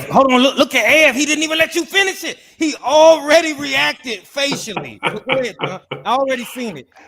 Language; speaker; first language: English; native; English